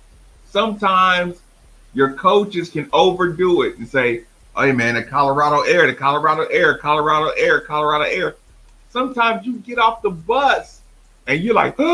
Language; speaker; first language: English; native; English